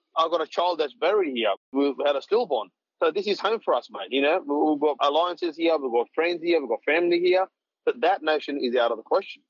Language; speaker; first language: English; non-native, local second language; Punjabi